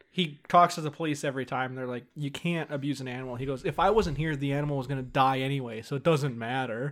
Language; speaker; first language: English; native; English